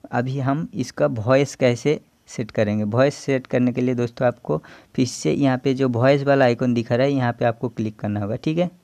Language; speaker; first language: Hindi; non-native, local second language; Bangla